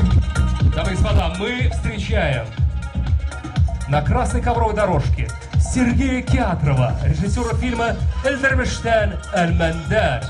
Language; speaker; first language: Russian; native; Russian